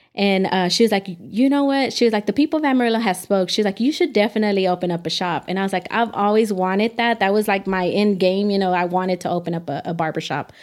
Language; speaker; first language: English; native; English